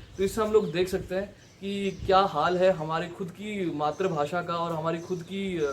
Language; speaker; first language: Hindi; native; Hindi